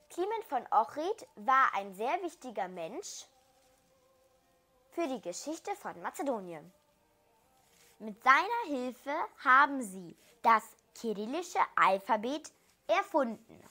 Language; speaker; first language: German; early bilingual, other home language; Macedonian